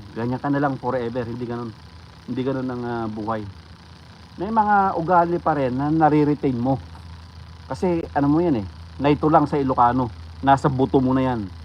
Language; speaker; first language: Filipino; non-native, local second language; Iloko